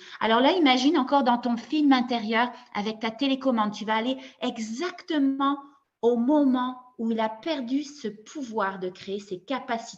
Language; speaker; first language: French; native; French